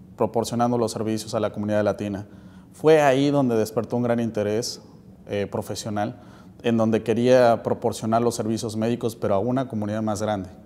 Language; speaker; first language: Spanish; native; Spanish